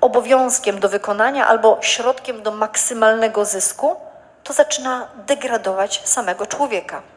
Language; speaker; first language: Polish; native; Polish